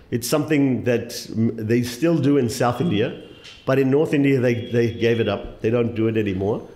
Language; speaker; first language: English; native; English